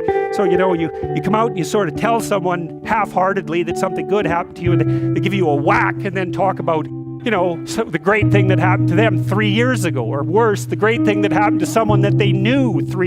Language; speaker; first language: English; native; English